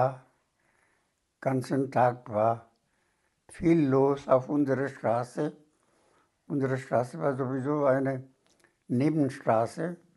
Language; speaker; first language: German; non-native, fluent; Bangla